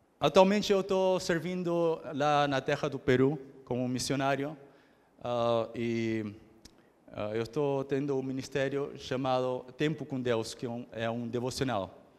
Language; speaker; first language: Portuguese; early bilingual, other home language; Korean